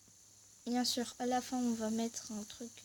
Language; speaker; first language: French; native; French